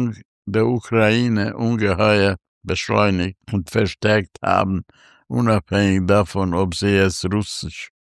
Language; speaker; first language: German; non-native, fluent; Hungarian